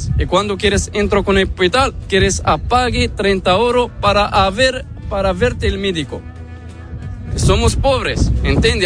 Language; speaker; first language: Spanish; non-native, learner; Arabic